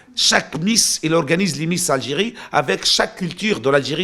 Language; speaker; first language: French; non-native, local second language; Arabic